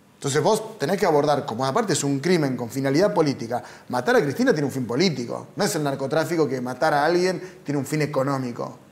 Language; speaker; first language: Spanish; native; Spanish